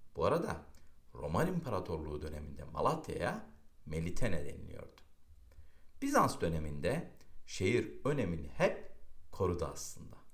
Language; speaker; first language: Turkish; native; Turkish